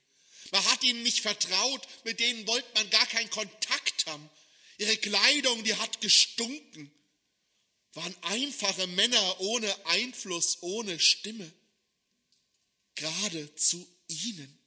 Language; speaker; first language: German; native; German